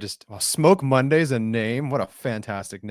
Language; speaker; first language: English; native; English